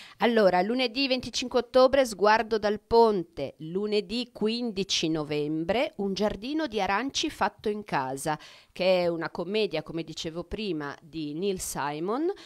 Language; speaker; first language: Italian; native; Italian